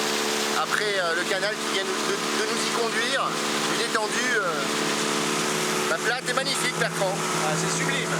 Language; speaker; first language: French; native; French